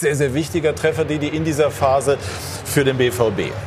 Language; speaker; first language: German; native; German